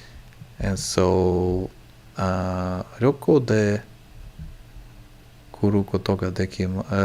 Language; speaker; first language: Japanese; non-native, learner; English